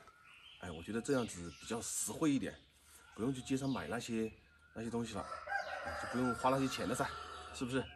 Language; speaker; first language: Chinese; native; Chinese